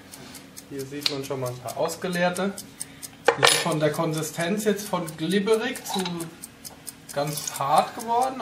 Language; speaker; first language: German; native; German